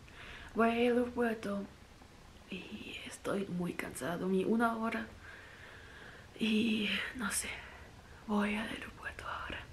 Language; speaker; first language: Spanish; non-native, fluent; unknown